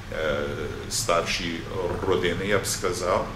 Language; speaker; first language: Ukrainian; early bilingual, other home language; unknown